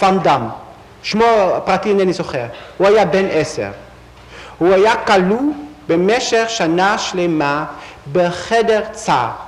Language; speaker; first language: Hebrew; non-native, fluent; Dutch